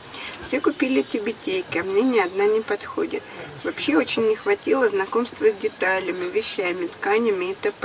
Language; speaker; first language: Russian; native; Russian